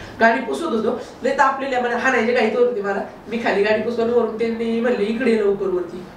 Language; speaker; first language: Marathi; native; Marathi